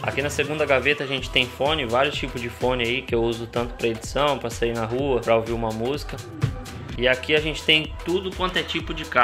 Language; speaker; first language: Portuguese; native; Portuguese